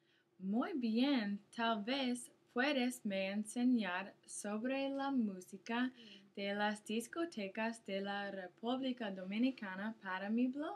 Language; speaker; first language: Spanish; non-native, learner; English